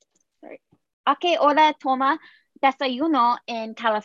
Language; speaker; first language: Spanish; non-native, learner; English